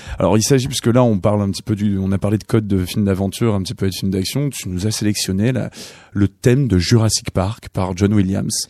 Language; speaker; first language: French; native; French